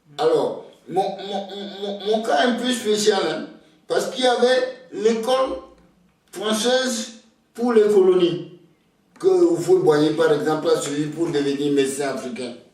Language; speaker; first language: French; non-native, local second language; Ewe